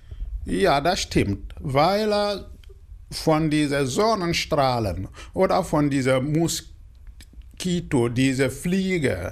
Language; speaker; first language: German; non-native, learner; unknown